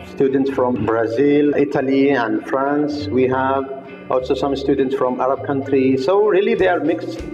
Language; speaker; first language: English; non-native, fluent; Arabic